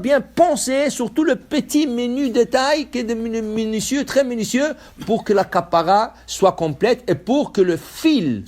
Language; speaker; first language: French; non-native, fluent; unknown